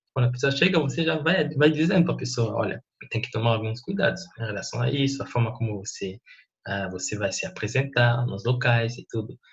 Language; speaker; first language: Portuguese; non-native, fluent; French